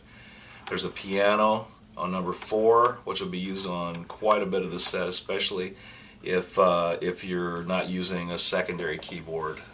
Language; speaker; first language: English; native; English